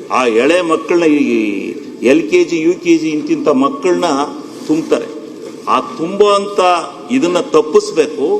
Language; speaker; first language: Kannada; native; Kannada